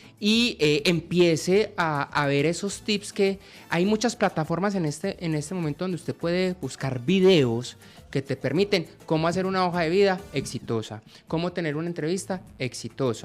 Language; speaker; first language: Spanish; native; Spanish